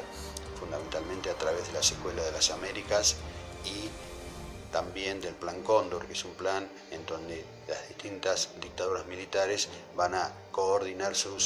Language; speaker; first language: Spanish; native; Spanish